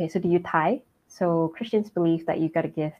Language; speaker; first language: English; non-native, local second language; Min Nan Chinese